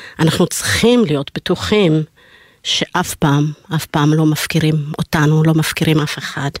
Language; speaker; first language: Hebrew; early bilingual, other home language; Amharic